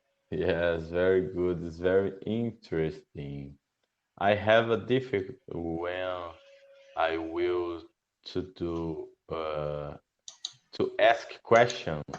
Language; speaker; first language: English; non-native, learner; Portuguese